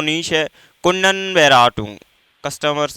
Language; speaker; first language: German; non-native, fluent; Hindi